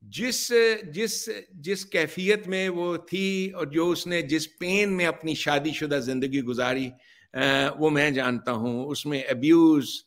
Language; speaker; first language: Urdu; native; Urdu